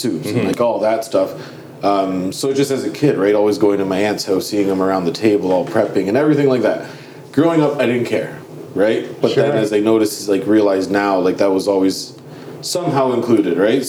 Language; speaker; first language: English; native; English